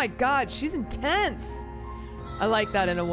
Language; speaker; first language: English; native; English